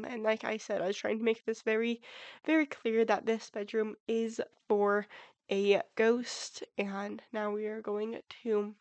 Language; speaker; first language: English; native; English